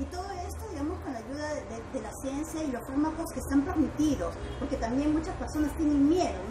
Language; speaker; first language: Spanish; native; Spanish